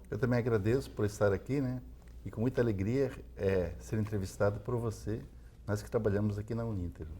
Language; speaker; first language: Portuguese; native; Portuguese